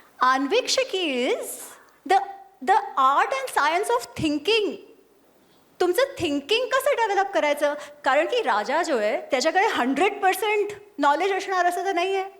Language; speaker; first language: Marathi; non-native, local second language; Gujarati